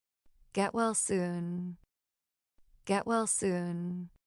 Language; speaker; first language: English; non-native, fluent; Portuguese